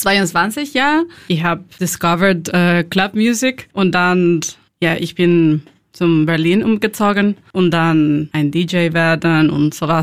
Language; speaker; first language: German; non-native, learner; Spanish